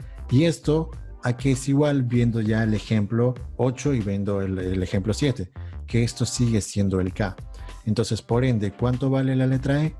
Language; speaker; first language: Spanish; native; Spanish